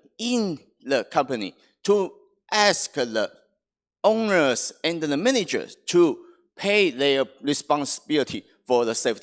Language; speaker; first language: English; non-native, fluent; Chinese